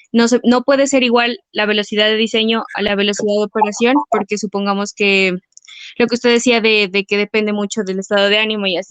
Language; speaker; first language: Spanish; native; Spanish